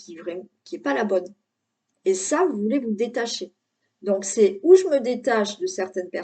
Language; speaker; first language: French; native; French